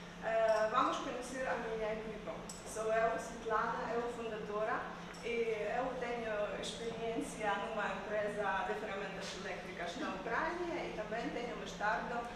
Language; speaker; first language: Portuguese; non-native, learner; Ukrainian